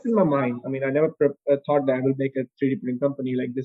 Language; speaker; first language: English; non-native, local second language; Urdu